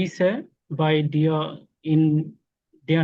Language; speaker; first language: German; non-native, learner; Bangla